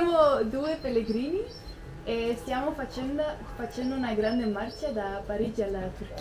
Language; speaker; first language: Italian; non-native, learner; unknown